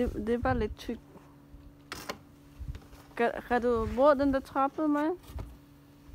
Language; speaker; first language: Danish; non-native, learner; Cebuano